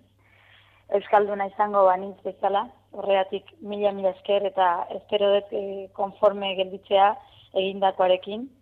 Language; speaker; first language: Basque; non-native, fluent; Spanish